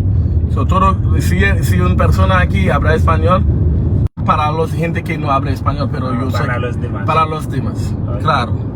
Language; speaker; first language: Spanish; non-native, learner; Haitian Creole